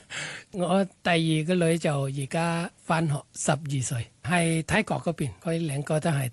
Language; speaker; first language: Cantonese; non-native, fluent; Thai